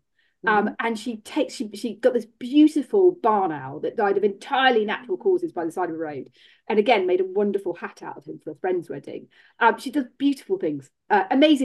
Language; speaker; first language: English; native; English